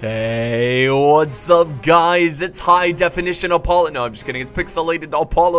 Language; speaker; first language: English; native; English